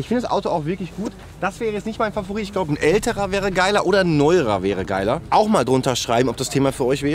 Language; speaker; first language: German; native; German